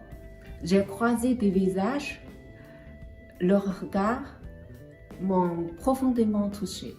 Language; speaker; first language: French; non-native, fluent; Chinese